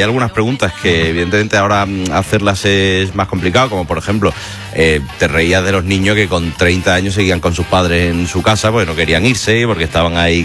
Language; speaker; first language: Spanish; native; Spanish